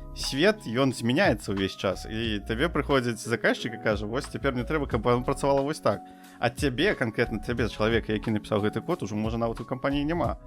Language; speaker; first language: Belarusian; non-native, local second language; Russian